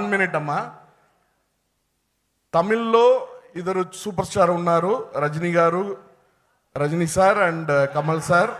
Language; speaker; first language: Telugu; non-native, learner; Tamil